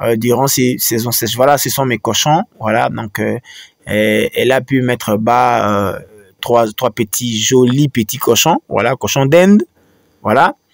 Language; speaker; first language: French; non-native, local second language; Swahili